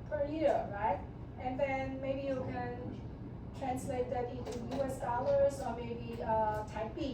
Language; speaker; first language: English; non-native, fluent; Chinese